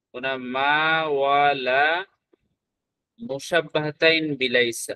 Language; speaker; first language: Arabic; non-native, fluent; Bangla